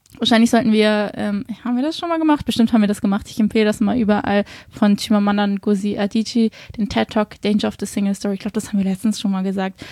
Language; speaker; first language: German; early bilingual, other home language; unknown